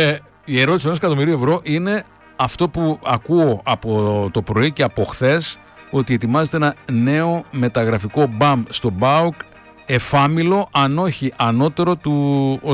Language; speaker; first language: Greek; native; Greek